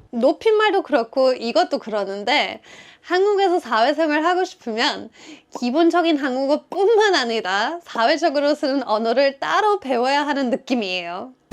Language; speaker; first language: Korean; non-native, fluent; German